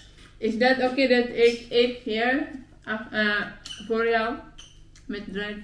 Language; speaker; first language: Dutch; non-native, learner; Filipino